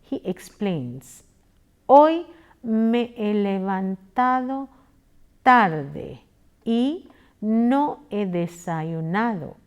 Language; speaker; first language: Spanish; non-native, fluent; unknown